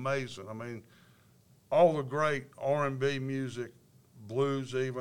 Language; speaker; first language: English; native; English